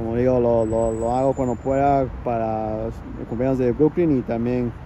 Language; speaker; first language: Spanish; early bilingual, heritage; Spanish